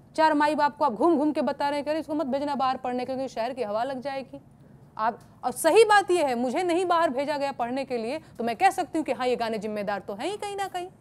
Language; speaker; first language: Hindi; native; Hindi